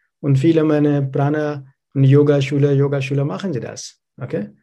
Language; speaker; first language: German; non-native, learner; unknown